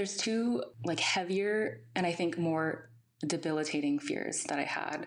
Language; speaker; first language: English; native; English